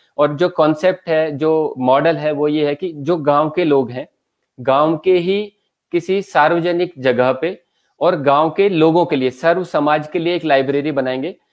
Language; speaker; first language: Hindi; native; Hindi